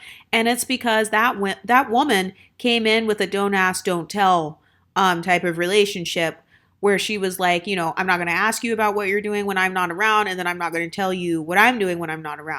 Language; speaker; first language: English; native; English